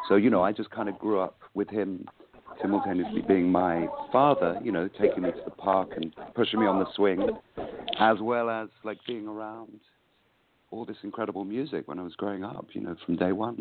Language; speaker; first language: English; native; English